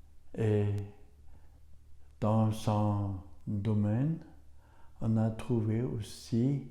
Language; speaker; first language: French; non-native, learner; German